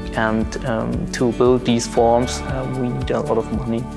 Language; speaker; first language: English; non-native, fluent; German